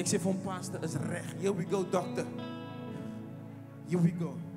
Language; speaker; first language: English; non-native, local second language; Afrikaans